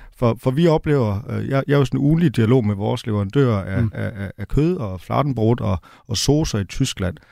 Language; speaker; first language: Danish; native; Danish